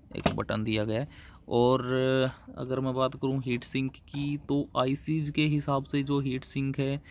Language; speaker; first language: Hindi; native; Hindi